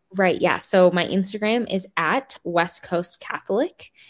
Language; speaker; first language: English; native; English